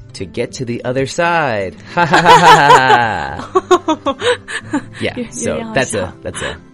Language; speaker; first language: English; native; English